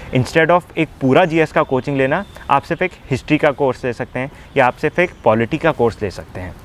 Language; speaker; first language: Hindi; native; Hindi